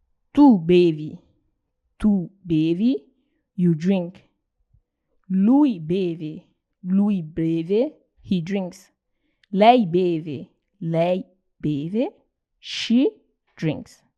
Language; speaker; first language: Italian; non-native, learner; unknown